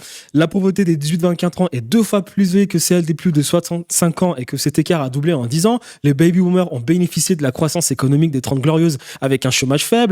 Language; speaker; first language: French; native; French